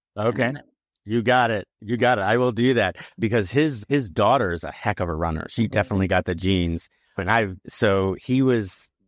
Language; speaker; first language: English; native; English